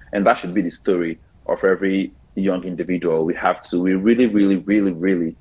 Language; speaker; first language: English; non-native, local second language; Igbo